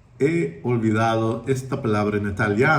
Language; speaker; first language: Spanish; non-native, learner; English